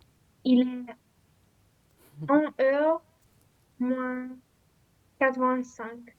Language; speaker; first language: French; non-native, learner; Romanian